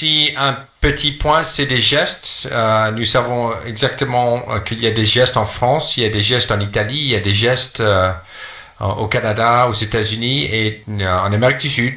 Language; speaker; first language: French; non-native, fluent; English